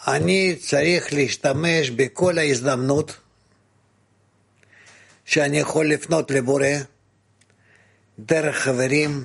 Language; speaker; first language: Hebrew; non-native, fluent; Russian